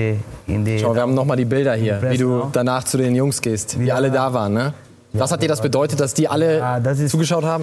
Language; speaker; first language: German; native; German